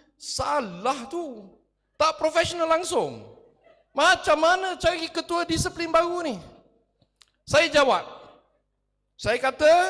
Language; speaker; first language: Malay; non-native, local second language; Chinese